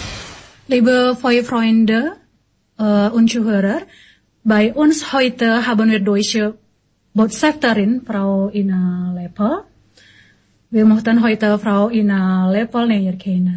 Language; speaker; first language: German; non-native, learner; Indonesian